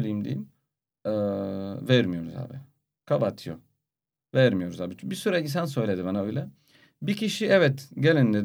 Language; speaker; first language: Turkish; non-native, learner; Arabic